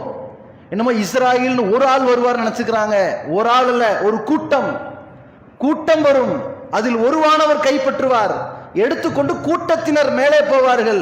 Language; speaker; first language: Tamil; native; Tamil